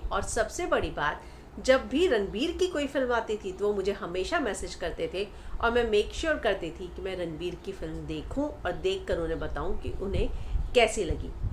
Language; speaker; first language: Hindi; native; Hindi